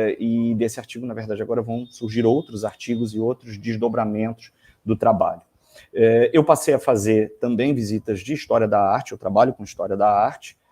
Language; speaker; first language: Portuguese; native; Portuguese